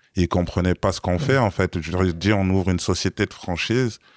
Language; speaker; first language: French; native; French